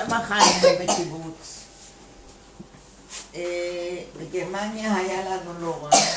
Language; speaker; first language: Hebrew; non-native, fluent; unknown